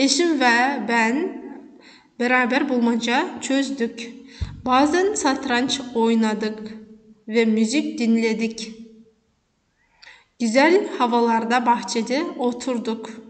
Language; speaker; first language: Turkish; non-native, fluent; Kazakh